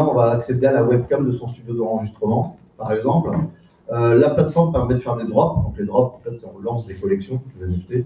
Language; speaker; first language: French; native; French